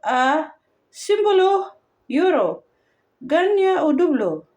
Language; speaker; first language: Portuguese; non-native, learner; Filipino